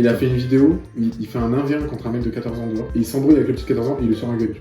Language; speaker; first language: French; native; French